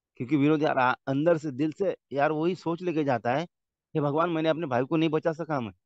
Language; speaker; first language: Hindi; non-native, local second language; Marathi